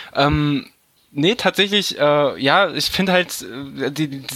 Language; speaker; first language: German; native; German